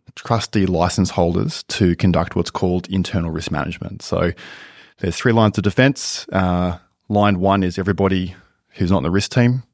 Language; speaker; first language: English; native; English